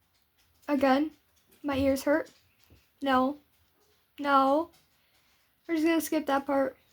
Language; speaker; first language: English; native; English